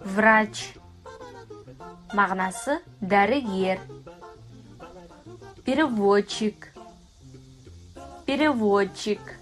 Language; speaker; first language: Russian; non-native, fluent; Kazakh